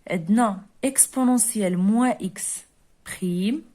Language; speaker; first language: French; non-native, local second language; Arabic